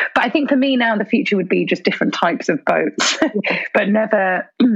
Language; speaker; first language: English; native; English